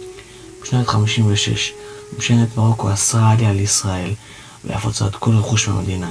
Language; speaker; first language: Hebrew; native; Hebrew